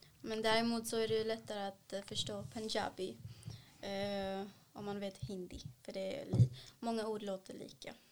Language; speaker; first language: Swedish; early bilingual, other home language; Kannada